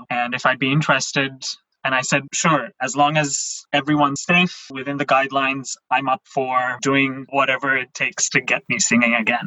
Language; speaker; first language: English; non-native, local second language; Sinhala